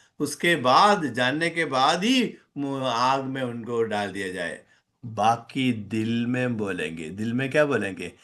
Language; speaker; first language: Hindi; non-native, local second language; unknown